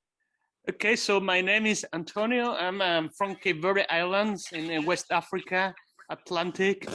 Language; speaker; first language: English; non-native, fluent; Kabuverdianu